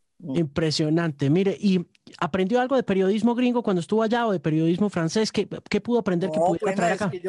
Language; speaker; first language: Spanish; native; Spanish